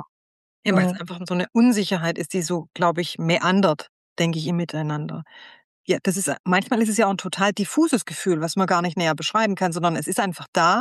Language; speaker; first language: German; native; German